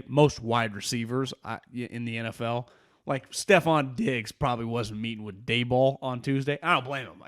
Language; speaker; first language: English; native; English